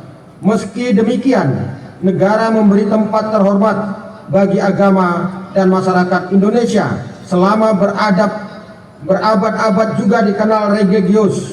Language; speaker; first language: Indonesian; native; Indonesian